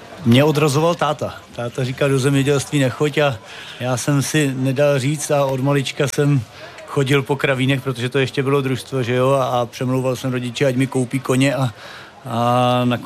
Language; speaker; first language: Czech; native; Czech